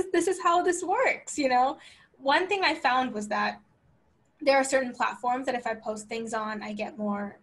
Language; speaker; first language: English; native; English